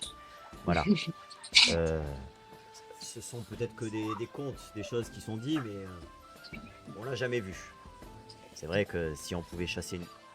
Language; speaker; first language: French; native; French